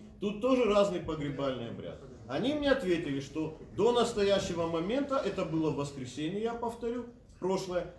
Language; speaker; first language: Russian; native; Russian